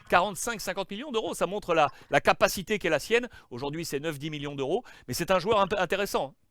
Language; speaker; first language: French; native; French